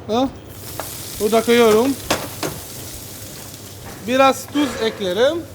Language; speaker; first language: Turkish; non-native, learner; Italian